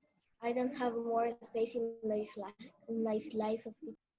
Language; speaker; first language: English; non-native, learner; Spanish